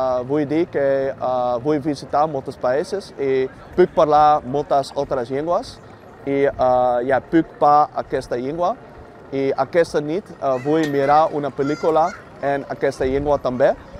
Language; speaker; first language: Spanish; non-native, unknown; Dutch